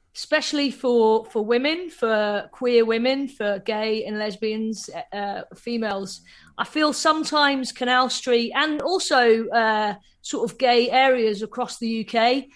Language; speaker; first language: English; native; English